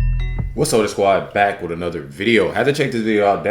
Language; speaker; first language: English; native; English